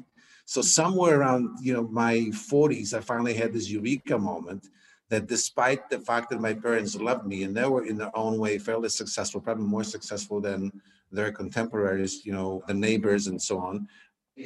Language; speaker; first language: English; non-native, fluent; Polish